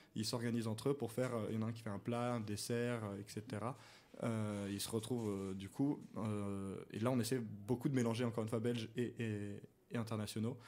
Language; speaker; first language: French; native; French